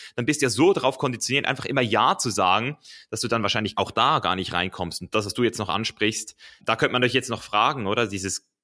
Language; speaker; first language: German; early bilingual, other home language; Azerbaijani